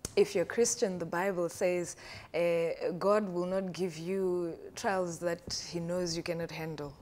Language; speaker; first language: English; non-native, local second language; Shona